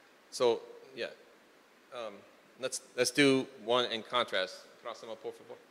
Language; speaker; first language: Portuguese; non-native, learner; English